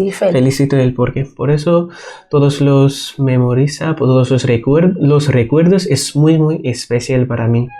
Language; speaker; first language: Spanish; non-native, fluent; Bangla